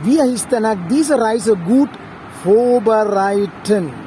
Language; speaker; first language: German; non-native, fluent; Sinhala